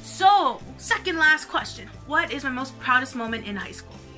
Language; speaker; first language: English; native; English